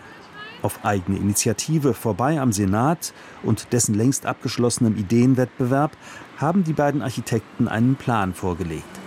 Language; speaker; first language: German; native; German